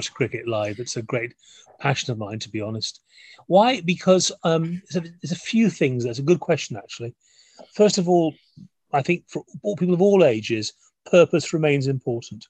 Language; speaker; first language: English; native; English